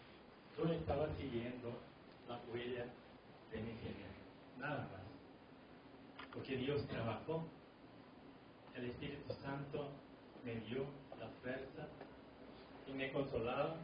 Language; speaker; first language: Spanish; non-native, fluent; Korean